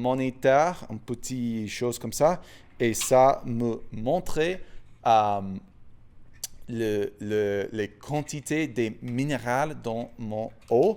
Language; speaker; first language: French; non-native, fluent; English